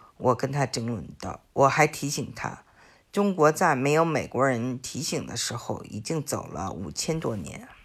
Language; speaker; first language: Chinese; native; Chinese